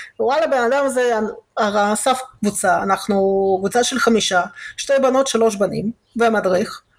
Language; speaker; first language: Hebrew; early bilingual, other home language; Russian